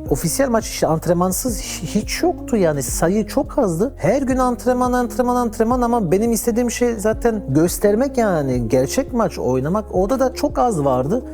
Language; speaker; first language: Turkish; early bilingual, heritage; Turkish